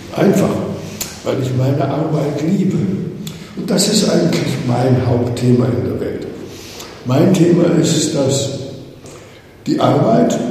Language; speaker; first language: German; native; German